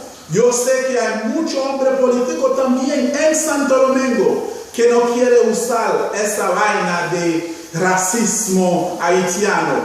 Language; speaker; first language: Spanish; non-native, fluent; Haitian Creole